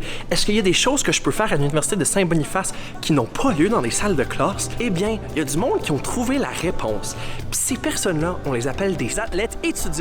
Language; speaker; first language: French; native; French